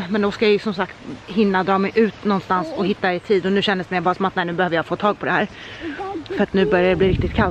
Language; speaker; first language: Swedish; native; Swedish